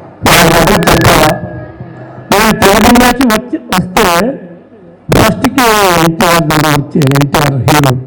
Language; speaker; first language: Telugu; non-native, learner; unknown